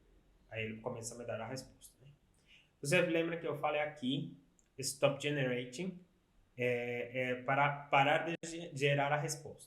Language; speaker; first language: Portuguese; non-native, fluent; Spanish